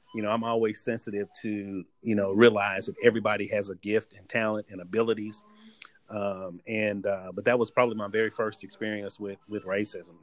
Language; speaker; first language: English; native; English